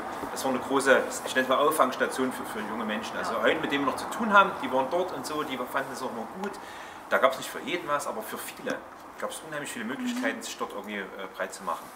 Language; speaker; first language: German; native; German